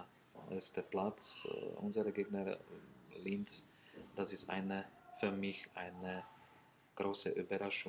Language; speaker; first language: German; non-native, learner; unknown